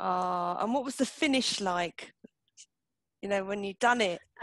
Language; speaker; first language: English; native; English